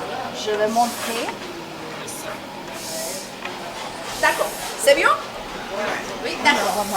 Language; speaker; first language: French; non-native, learner; Spanish